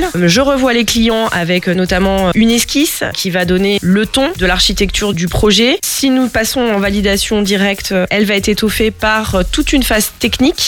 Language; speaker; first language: French; native; French